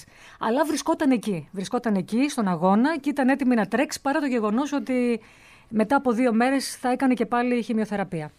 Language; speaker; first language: Greek; native; Greek